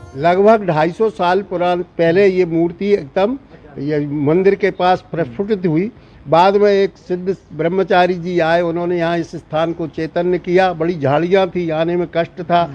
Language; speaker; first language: Hindi; native; Hindi